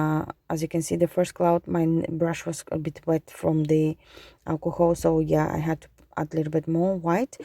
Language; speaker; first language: English; non-native, fluent; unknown